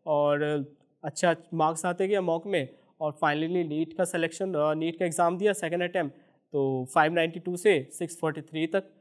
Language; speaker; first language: Hindi; native; Hindi